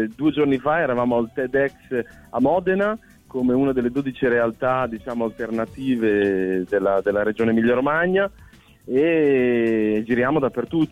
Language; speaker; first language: Italian; native; Italian